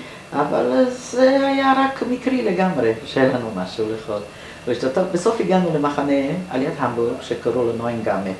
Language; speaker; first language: Hebrew; non-native, fluent; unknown